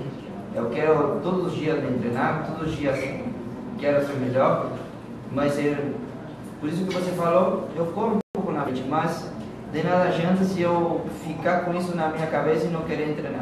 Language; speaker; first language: Portuguese; non-native, fluent; Spanish